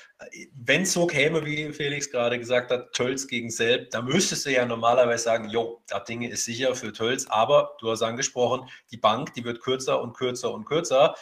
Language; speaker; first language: German; native; German